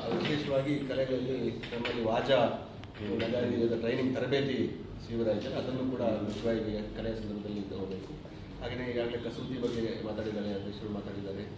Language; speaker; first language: Kannada; non-native, local second language; Lambadi